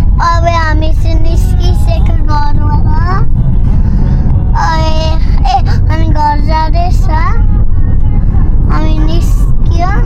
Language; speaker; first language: Nepali; early bilingual, heritage; Nepali